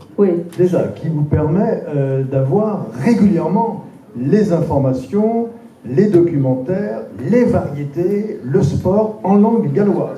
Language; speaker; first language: French; native; French